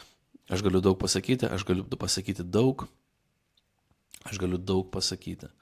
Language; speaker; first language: Lithuanian; non-native, fluent; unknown